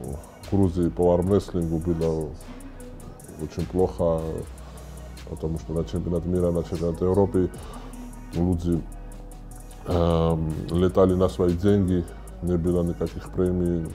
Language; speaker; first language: Russian; non-native, fluent; Georgian